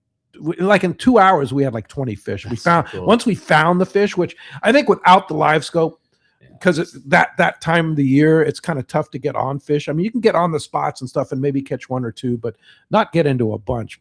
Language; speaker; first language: English; native; English